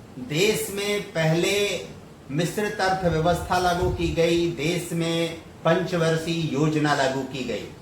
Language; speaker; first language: Hindi; native; Hindi